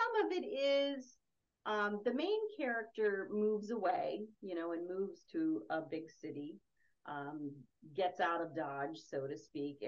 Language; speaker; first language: English; native; English